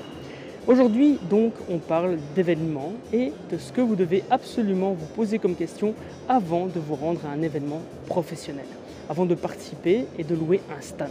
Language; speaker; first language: French; native; French